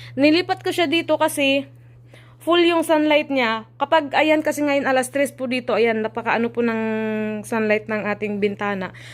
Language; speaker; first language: Filipino; non-native, local second language; Cebuano